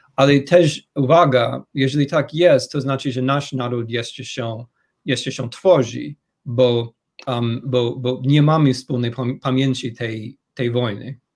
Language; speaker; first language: Polish; non-native, fluent; English